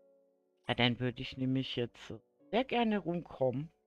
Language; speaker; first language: German; native; German